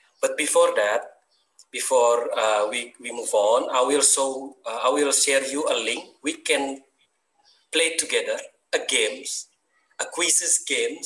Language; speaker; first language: English; non-native, learner; Indonesian